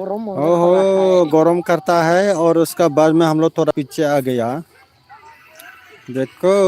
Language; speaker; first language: Hindi; non-native, local second language; Bodo